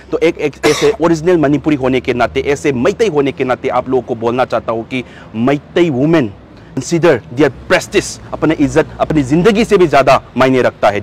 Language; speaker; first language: Hindi; non-native, local second language; Manipuri